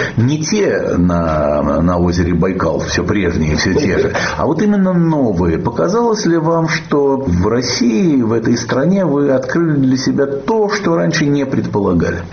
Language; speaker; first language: Russian; native; Russian